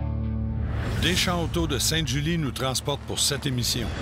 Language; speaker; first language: French; native; French